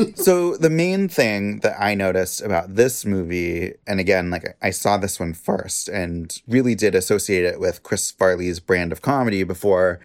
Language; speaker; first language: English; native; English